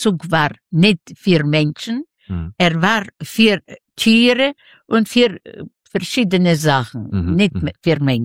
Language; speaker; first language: German; non-native, fluent; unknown